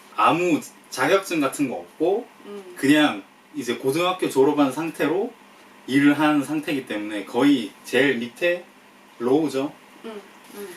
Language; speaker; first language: Korean; native; Korean